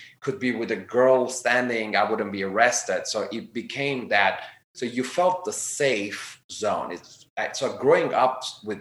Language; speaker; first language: English; non-native, fluent; Armenian